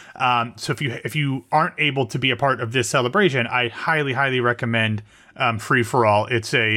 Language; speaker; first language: English; native; English